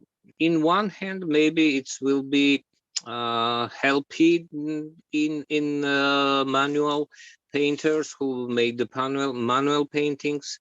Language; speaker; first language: English; non-native, learner; Georgian